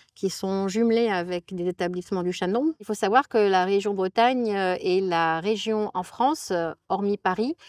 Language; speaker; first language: French; native; French